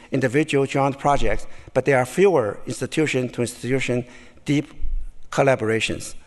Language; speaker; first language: English; non-native, fluent; Chinese